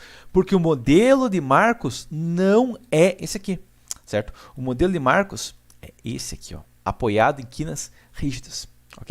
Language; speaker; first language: Portuguese; native; Portuguese